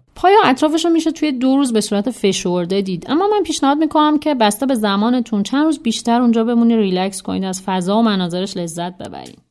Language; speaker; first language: Persian; native; Persian